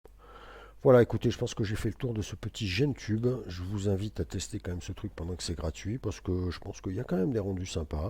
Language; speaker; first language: French; native; French